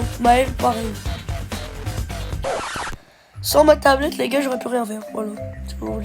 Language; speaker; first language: French; native; French